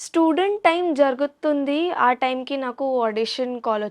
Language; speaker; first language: Telugu; non-native, local second language; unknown